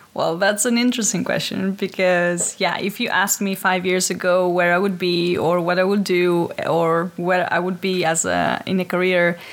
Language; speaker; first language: English; non-native, fluent; Greek